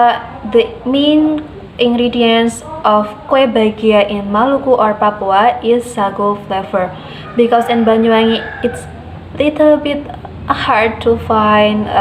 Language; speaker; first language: English; non-native, learner; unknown